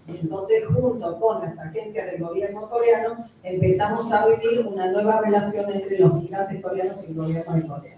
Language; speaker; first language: Spanish; native; Spanish